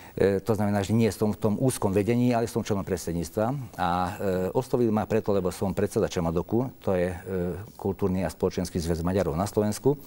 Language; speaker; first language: Slovak; non-native, local second language; Hungarian